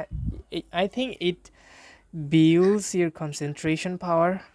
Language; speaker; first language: English; non-native, fluent; Bangla